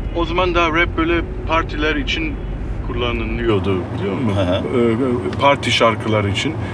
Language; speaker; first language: Turkish; early bilingual, heritage; Turkish